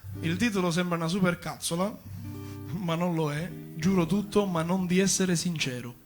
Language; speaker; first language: Italian; native; Italian